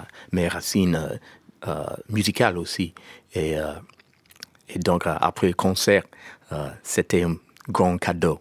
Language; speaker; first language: French; non-native, learner; English